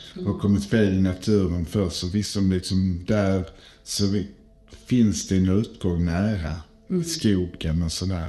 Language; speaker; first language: Swedish; native; Swedish